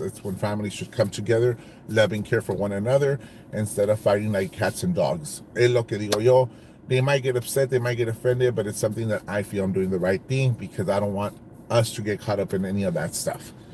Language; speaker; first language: English; early bilingual, other home language; Spanish